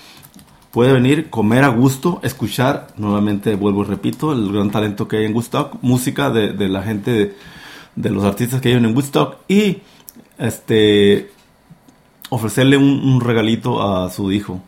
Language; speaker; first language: Spanish; native; Spanish